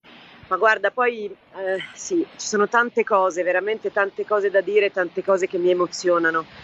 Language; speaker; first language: Italian; native; Italian